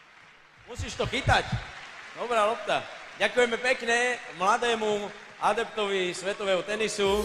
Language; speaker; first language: Slovak; native; Slovak